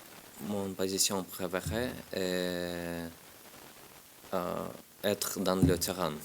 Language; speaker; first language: French; non-native, learner; Russian